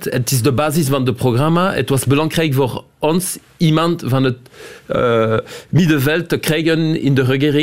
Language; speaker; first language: Dutch; non-native, local second language; French